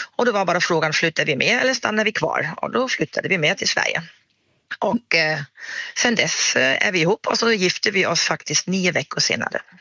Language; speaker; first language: Swedish; non-native, fluent; German